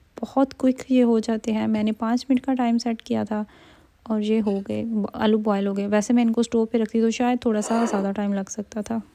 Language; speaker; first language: Urdu; native; Urdu